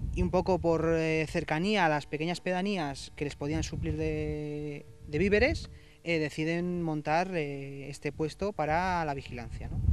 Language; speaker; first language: Spanish; native; Spanish